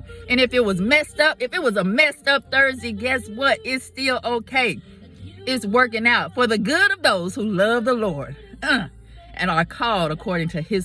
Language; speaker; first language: English; native; English